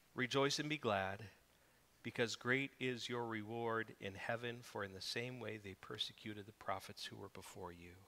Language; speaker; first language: English; native; English